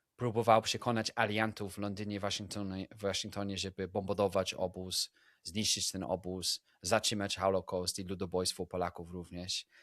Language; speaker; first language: Polish; non-native, fluent; English